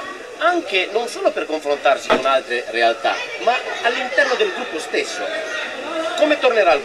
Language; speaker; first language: Italian; native; Italian